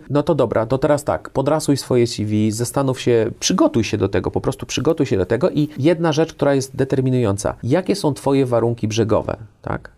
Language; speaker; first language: Polish; native; Polish